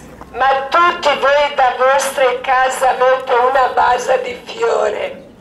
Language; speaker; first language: Italian; non-native, learner; Croatian